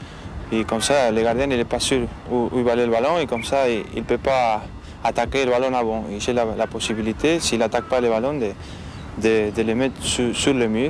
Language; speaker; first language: French; non-native, fluent; Spanish